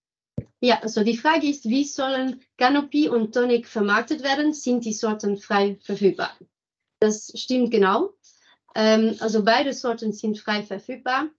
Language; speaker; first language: German; non-native, fluent; French